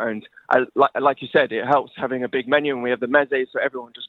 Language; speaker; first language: English; native; English